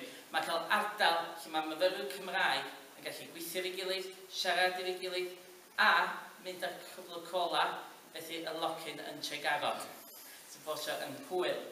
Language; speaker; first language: Welsh; native; Welsh